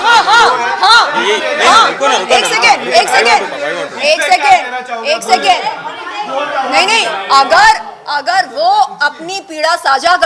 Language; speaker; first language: Hindi; native; Hindi